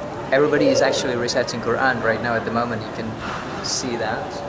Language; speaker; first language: English; non-native, fluent; Indonesian